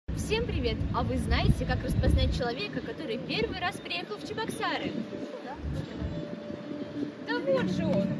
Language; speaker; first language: Russian; native; Russian